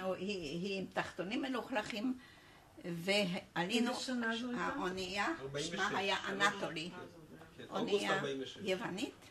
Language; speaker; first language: Hebrew; non-native, fluent; Polish